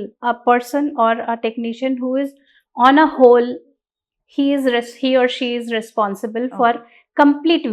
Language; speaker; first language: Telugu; non-native, learner; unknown